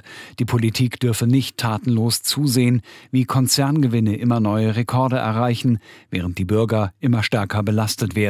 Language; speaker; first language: German; native; German